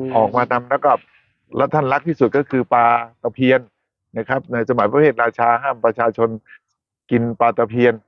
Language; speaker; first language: Thai; native; Thai